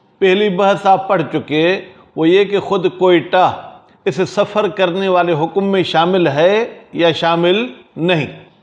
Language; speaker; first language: Urdu; non-native, local second language; Sindhi